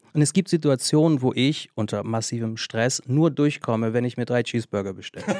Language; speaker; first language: German; native; German